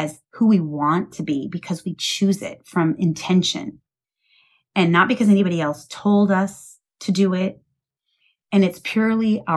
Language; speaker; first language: English; native; English